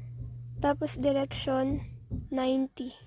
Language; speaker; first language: Filipino; native; Filipino